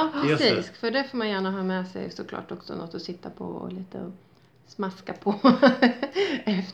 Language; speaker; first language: Swedish; native; Swedish